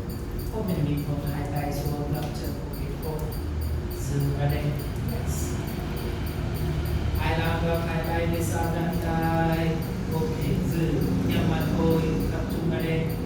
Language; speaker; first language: Vietnamese; non-native, learner; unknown